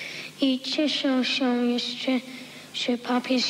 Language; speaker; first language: Polish; early bilingual, heritage; Polish